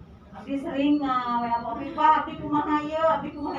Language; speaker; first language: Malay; non-native, local second language; Sundanese